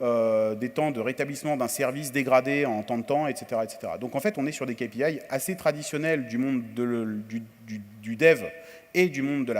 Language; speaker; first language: French; native; French